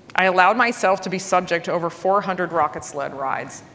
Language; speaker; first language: English; native; English